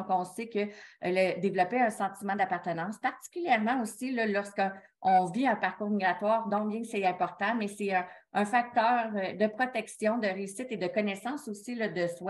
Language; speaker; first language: French; native; French